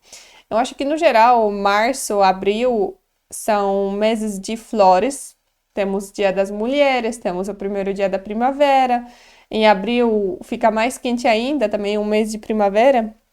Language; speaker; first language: Portuguese; non-native, fluent; Polish